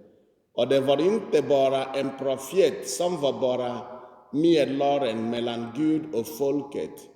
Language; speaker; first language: Swedish; non-native, fluent; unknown